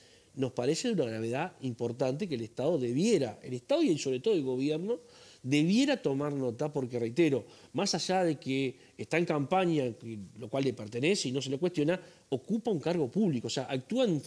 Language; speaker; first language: Spanish; native; Spanish